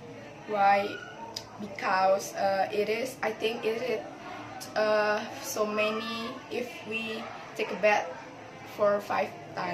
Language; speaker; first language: English; non-native, learner; Indonesian